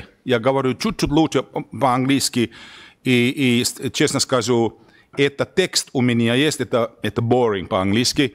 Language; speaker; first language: Russian; non-native, learner; Finnish